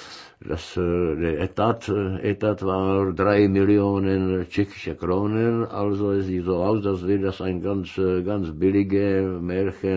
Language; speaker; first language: German; non-native, learner; Czech